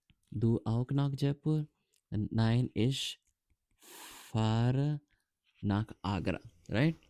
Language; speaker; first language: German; non-native, fluent; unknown